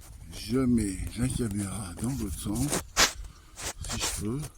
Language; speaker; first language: French; native; French